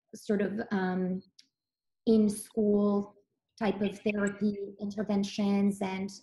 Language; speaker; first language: English; early bilingual, other home language; Serbian